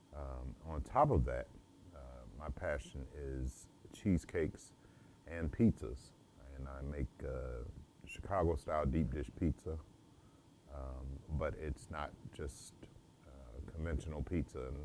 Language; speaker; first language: English; native; English